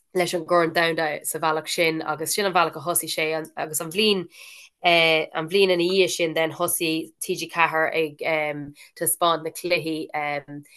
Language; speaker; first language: Irish; non-native, local second language; English